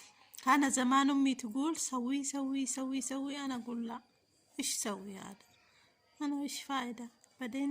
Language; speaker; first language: Arabic; non-native, learner; Oromo